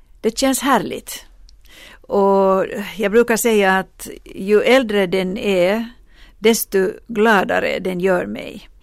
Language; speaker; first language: Swedish; non-native, local second language; Finnish